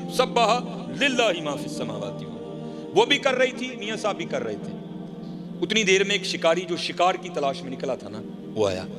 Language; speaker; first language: Urdu; non-native, local second language; Punjabi